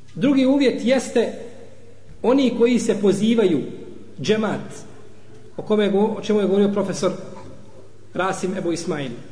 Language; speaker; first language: Bosnian; native; Bosnian